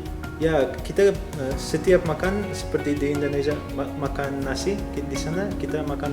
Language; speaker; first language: Indonesian; non-native, fluent; Turkmen